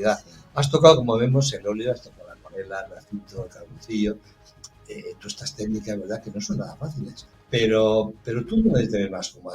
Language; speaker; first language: Spanish; native; Spanish